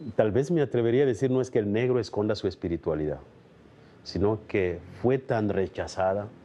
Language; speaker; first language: Spanish; non-native, fluent; Kikuyu